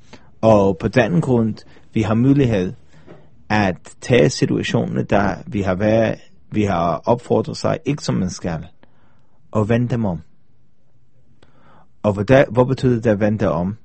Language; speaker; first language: Danish; non-native, fluent; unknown